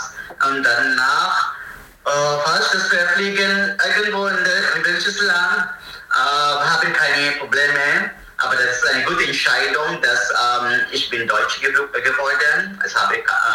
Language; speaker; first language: German; non-native, learner; Filipino